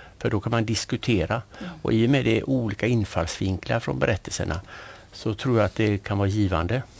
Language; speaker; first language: Swedish; native; Swedish